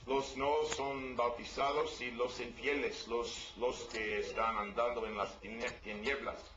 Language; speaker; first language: Spanish; non-native, learner; English